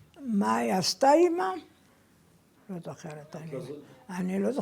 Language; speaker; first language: Hebrew; non-native, fluent; Persian